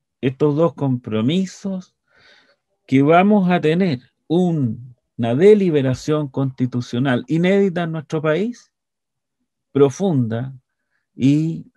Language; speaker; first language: Spanish; native; Spanish